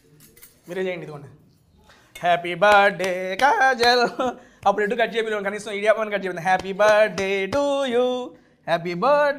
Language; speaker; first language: Telugu; native; Telugu